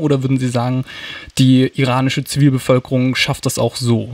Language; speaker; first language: German; native; German